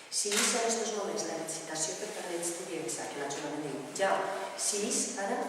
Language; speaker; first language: Catalan; non-native, local second language; Spanish